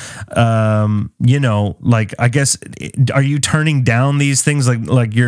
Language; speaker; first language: English; native; English